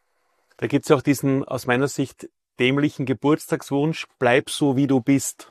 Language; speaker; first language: German; native; German